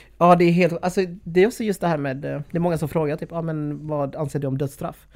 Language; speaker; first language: Swedish; native; Swedish